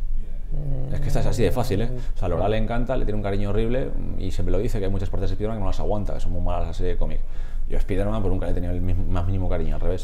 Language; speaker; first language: Spanish; native; Spanish